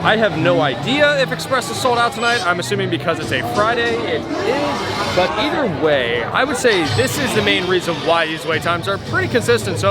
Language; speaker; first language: English; native; English